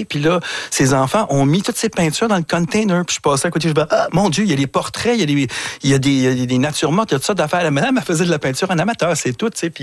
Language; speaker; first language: French; native; French